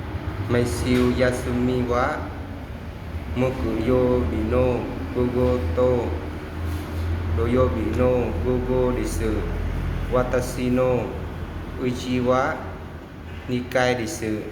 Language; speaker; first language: Japanese; non-native, learner; Vietnamese